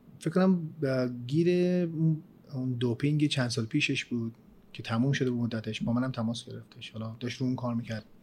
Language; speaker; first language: Persian; early bilingual, other home language; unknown